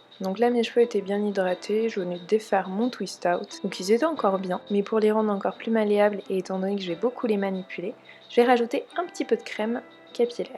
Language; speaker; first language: French; native; French